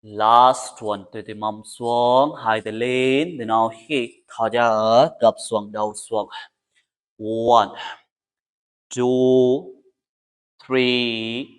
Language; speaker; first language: Vietnamese; non-native, learner; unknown